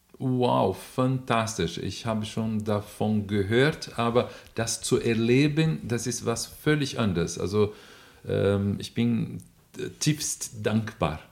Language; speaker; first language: German; non-native, fluent; Portuguese